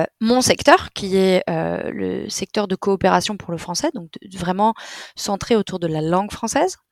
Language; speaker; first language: French; native; French